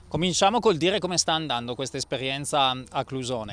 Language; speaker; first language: Italian; native; Italian